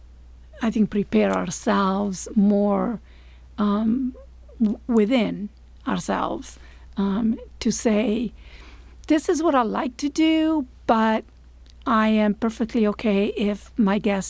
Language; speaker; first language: English; non-native, fluent; Italian